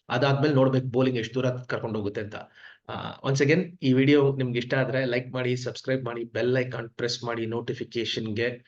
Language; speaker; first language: Kannada; non-native, local second language; Tamil